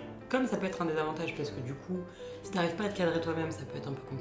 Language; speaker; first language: French; native; French